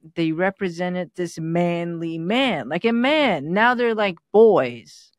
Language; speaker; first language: English; non-native, fluent; Persian